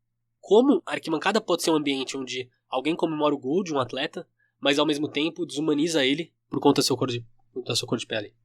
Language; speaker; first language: Portuguese; native; Portuguese